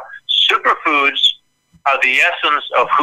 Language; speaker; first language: English; native; English